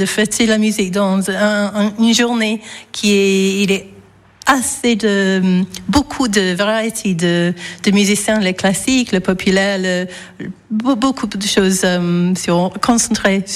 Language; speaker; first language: French; non-native, fluent; English